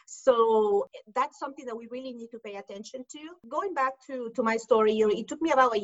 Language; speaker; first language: English; non-native, fluent; Spanish